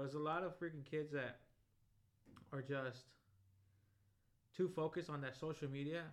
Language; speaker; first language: English; early bilingual, other home language; Spanish